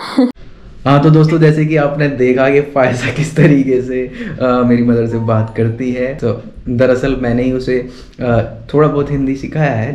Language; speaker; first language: Hindi; native; Hindi